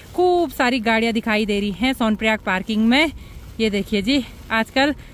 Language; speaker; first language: Hindi; native; Hindi